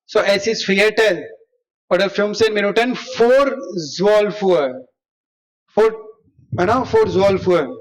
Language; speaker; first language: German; non-native, learner; Hindi